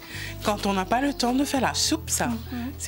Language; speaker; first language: French; non-native, local second language; Morisyen